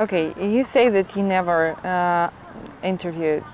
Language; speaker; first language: English; non-native, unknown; Russian